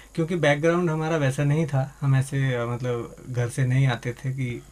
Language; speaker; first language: Hindi; native; Hindi